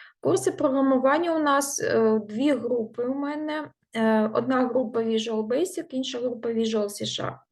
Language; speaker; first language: Ukrainian; non-native, local second language; Russian